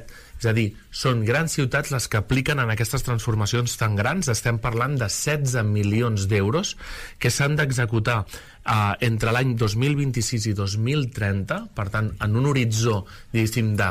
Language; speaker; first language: Catalan; native; Catalan